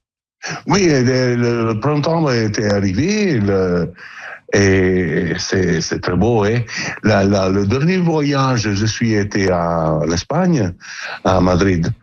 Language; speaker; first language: French; non-native, learner; Italian